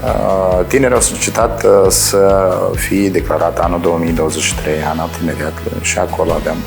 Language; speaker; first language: Romanian; native; Romanian